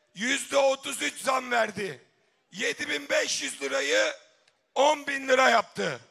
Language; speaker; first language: Turkish; native; Turkish